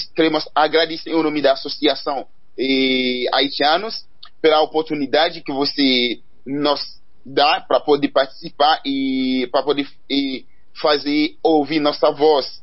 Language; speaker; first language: Portuguese; non-native, learner; Haitian Creole